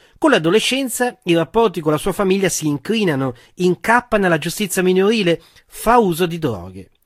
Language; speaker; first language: Italian; native; Italian